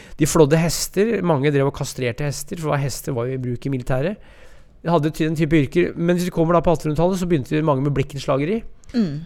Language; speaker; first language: Norwegian; native; Norwegian